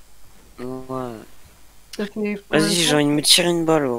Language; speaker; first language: French; native; French